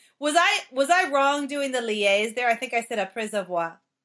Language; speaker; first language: English; native; English